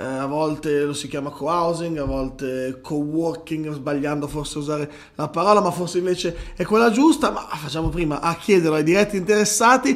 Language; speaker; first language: Italian; native; Italian